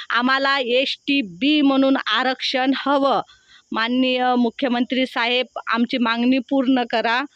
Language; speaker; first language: Marathi; non-native, local second language; Lambadi